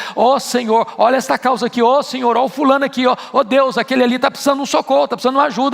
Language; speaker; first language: Portuguese; native; Portuguese